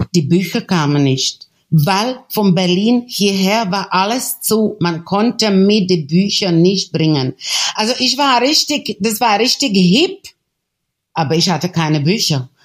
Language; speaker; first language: German; non-native, fluent; Czech